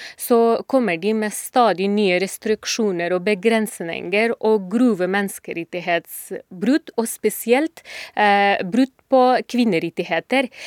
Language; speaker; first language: Norwegian; non-native, fluent; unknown